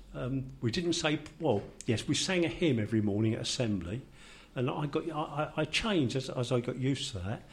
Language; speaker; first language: English; native; English